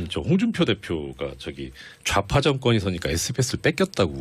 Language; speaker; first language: Korean; native; Korean